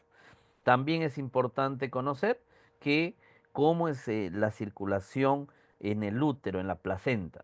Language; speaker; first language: Spanish; native; Spanish